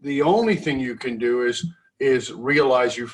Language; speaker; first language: English; native; English